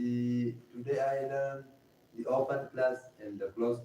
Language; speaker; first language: English; non-native, learner; Pashto